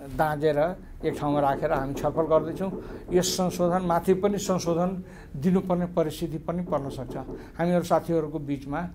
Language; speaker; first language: Nepali; non-native, local second language; Maithili